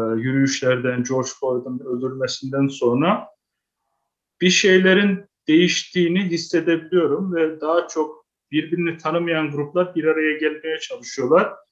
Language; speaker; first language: Turkish; early bilingual, heritage; Turkish